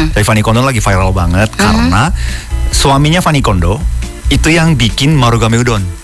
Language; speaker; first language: Indonesian; non-native, fluent; Japanese